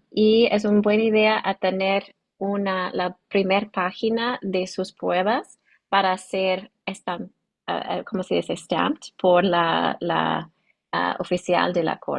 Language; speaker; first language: Spanish; non-native, learner; English